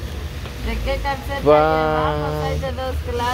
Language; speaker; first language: Spanish; native; Spanish